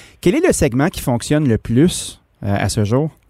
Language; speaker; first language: French; native; French